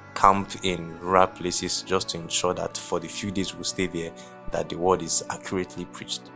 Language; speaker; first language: English; non-native, local second language; Igbo